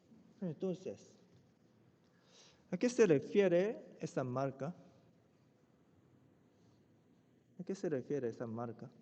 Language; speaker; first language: Spanish; non-native, fluent; Korean